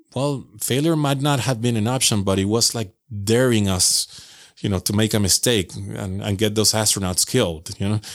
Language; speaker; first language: English; non-native, fluent; Spanish